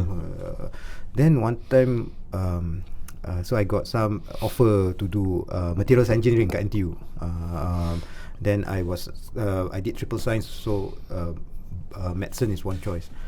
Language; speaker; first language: English; non-native, local second language; Malay